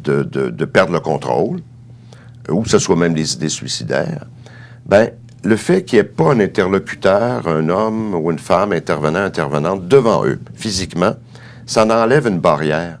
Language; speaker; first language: French; native; French